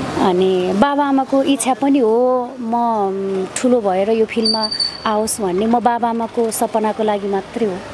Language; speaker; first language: Nepali; non-native, local second language; Eastern Tamang